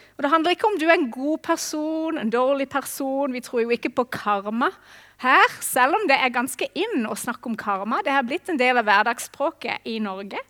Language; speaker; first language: Norwegian; non-native, fluent; English